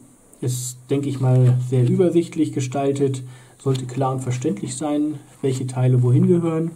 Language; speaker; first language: German; native; German